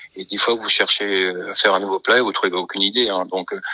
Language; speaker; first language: French; native; French